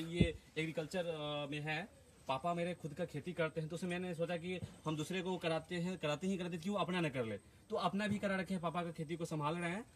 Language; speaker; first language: Hindi; native; Hindi